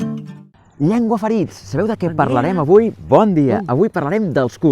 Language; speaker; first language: Catalan; native; Catalan